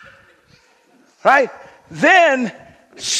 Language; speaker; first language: English; native; English